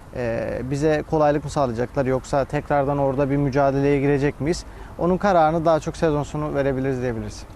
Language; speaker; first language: Turkish; native; Turkish